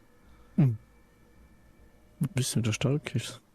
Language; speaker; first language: German; native; German